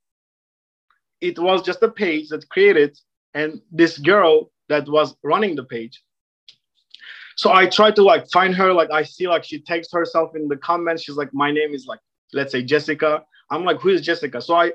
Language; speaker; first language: English; non-native, fluent; Turkish